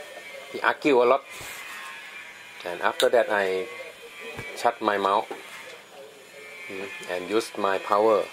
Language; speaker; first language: English; non-native, learner; Thai